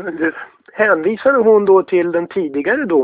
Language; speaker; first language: Swedish; native; Swedish